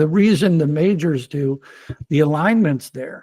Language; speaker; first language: English; native; English